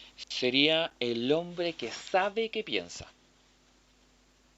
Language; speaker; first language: Spanish; native; Spanish